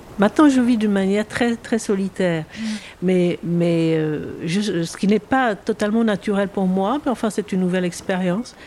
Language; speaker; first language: French; early bilingual, other home language; Czech